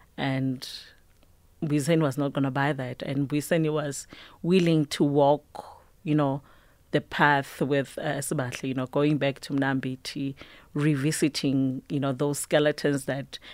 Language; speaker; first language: English; non-native, local second language; Tswana